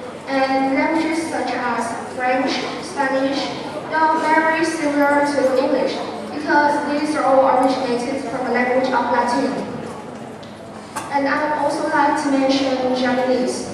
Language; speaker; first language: English; non-native, fluent; Vietnamese